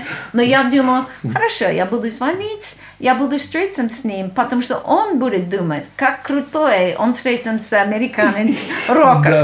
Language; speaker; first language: Russian; non-native, learner; English